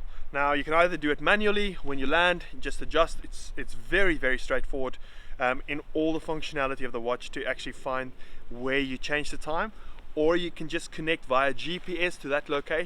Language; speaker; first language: English; native; English